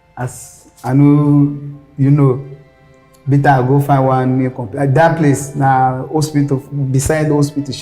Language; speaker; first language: Nigerian Pidgin; non-native, local second language; Hausa